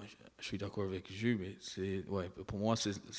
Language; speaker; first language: French; non-native, learner; English